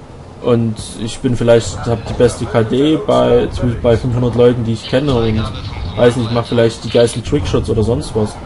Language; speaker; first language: German; native; German